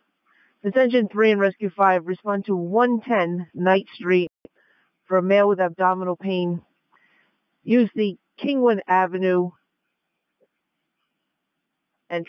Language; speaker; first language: English; native; English